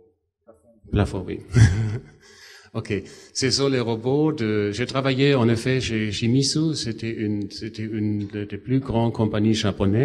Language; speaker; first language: French; non-native, fluent; German